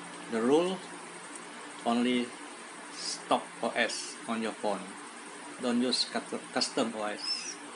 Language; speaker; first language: English; non-native, local second language; Malay